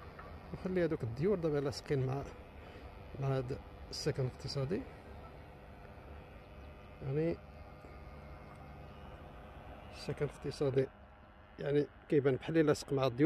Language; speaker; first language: Arabic; native; Arabic